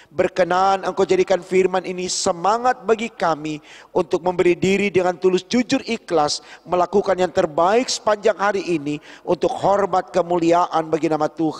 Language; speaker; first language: Indonesian; native; Indonesian